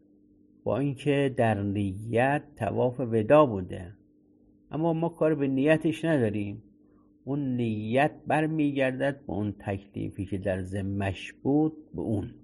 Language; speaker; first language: Persian; native; Persian